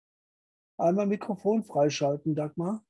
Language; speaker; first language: German; native; German